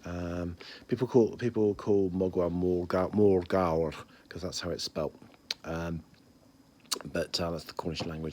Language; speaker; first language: English; native; English